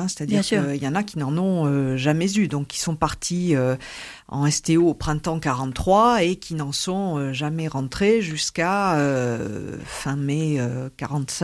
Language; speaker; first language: French; native; French